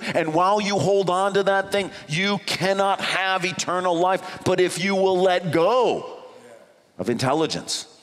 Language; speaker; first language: English; native; English